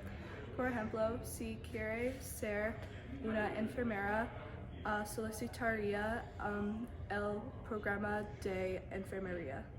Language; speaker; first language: Spanish; non-native, learner; English